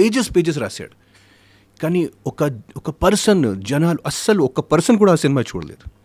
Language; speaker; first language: Telugu; non-native, fluent; Hindi